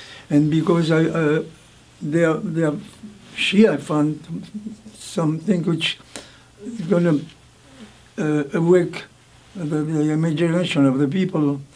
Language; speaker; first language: English; non-native, fluent; French